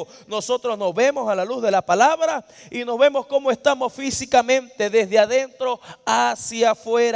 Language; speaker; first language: Spanish; native; Spanish